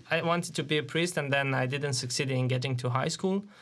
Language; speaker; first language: English; non-native, fluent; Romanian